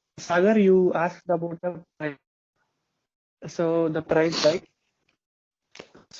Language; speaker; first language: English; non-native, local second language; Hindi